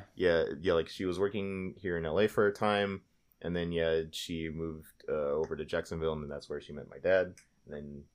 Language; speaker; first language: English; early bilingual, other home language; Filipino